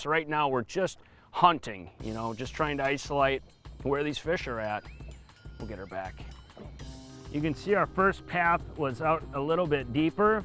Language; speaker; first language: English; native; English